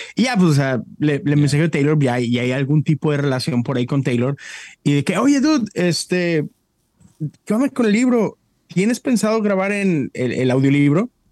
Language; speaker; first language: Spanish; native; Spanish